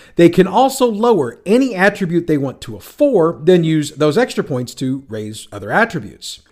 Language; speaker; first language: English; native; English